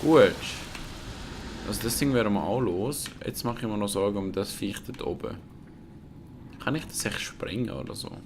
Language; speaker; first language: German; native; German